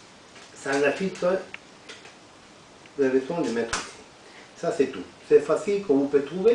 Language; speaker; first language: French; non-native, fluent; Spanish